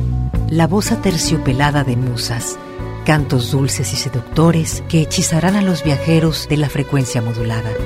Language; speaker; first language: Spanish; native; Spanish